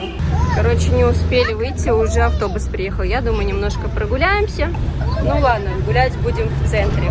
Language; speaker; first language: Russian; native; Russian